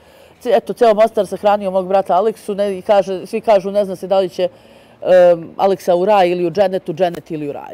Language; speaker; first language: Serbian; native; Serbian